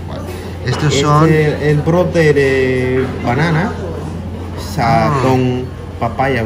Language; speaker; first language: Spanish; non-native, fluent; Vietnamese